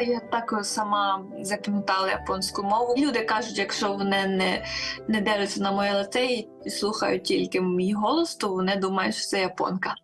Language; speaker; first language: Ukrainian; early bilingual, heritage; Ukrainian